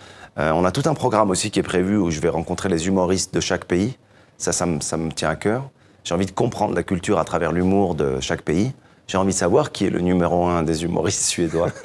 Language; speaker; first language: French; native; French